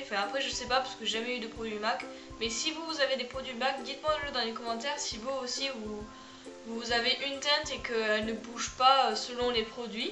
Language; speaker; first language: French; native; French